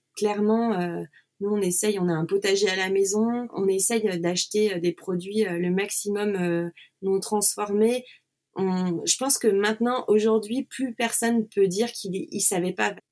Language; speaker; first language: French; native; French